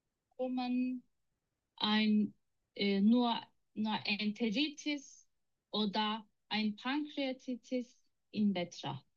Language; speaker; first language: German; non-native, learner; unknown